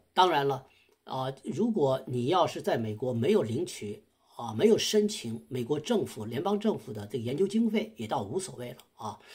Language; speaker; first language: Chinese; native; Chinese